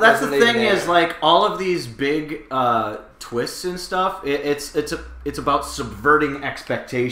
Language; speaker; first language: English; native; English